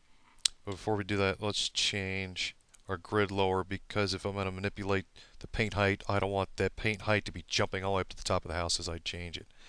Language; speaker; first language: English; native; English